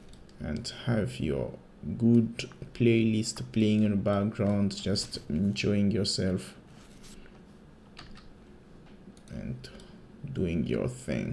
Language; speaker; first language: English; non-native, fluent; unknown